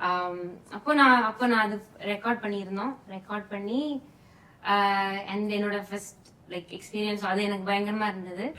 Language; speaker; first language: Tamil; early bilingual, heritage; Tamil